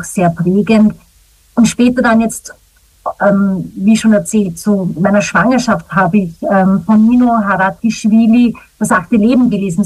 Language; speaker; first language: German; native; German